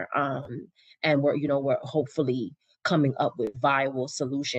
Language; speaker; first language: English; native; English